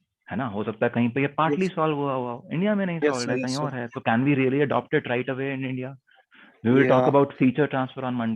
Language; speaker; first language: Hindi; native; Hindi